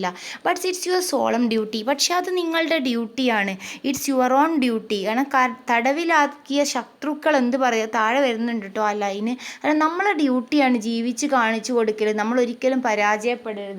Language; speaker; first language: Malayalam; native; Malayalam